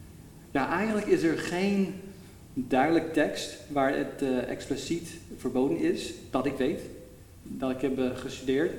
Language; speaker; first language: Dutch; non-native, fluent; English